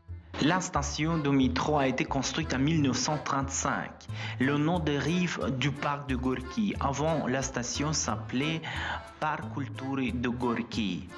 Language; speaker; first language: French; non-native, fluent; Russian